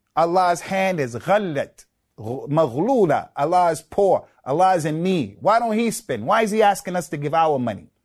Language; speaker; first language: English; native; English